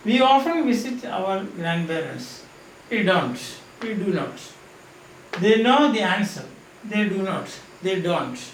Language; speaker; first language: English; non-native, local second language; Malayalam